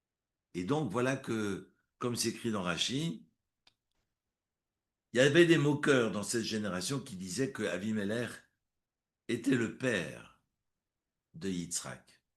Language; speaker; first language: French; native; French